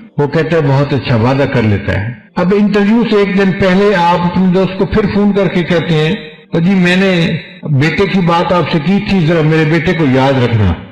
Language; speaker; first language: Urdu; non-native, local second language; Punjabi